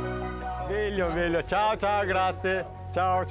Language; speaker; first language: Italian; non-native, learner; Korean